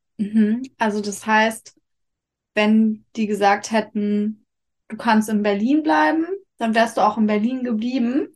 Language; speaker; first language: German; native; German